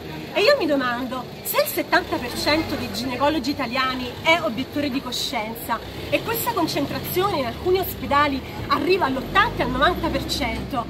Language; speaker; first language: Italian; native; Italian